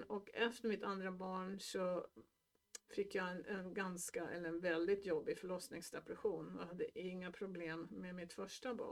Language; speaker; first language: Swedish; native; Swedish